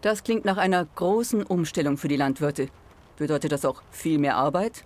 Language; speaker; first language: German; native; German